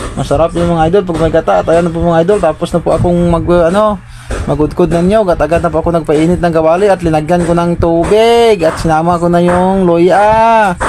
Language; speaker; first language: Filipino; non-native, local second language; Cebuano